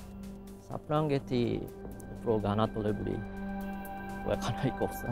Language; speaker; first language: Georgian; non-native, fluent; Japanese